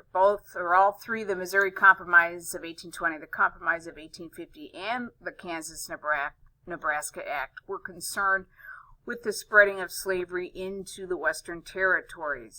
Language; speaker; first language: English; native; English